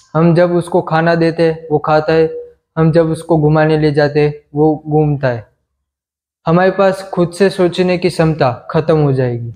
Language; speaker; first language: Hindi; non-native, local second language; Gujarati